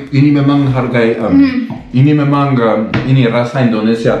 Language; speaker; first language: Indonesian; non-native, learner; Swiss German